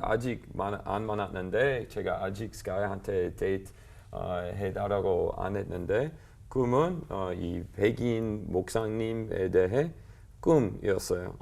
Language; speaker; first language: Korean; non-native, learner; English